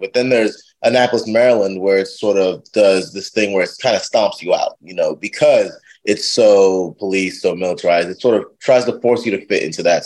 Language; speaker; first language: English; native; English